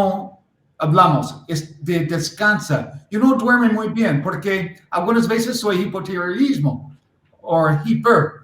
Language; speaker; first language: Spanish; non-native, learner; English